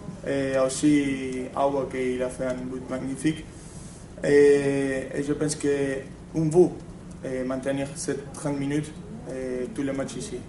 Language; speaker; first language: French; non-native, fluent; Spanish